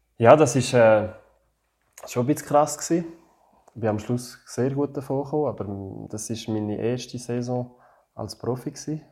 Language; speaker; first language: German; non-native, fluent; French